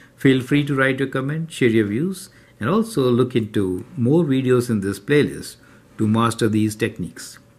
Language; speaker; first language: English; non-native, local second language; Hindi